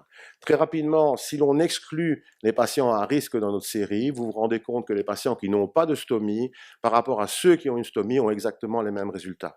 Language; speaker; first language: French; native; French